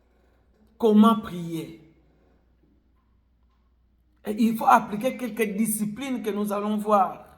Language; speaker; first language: French; non-native, local second language; Lingala